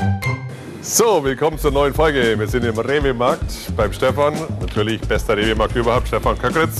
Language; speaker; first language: German; native; German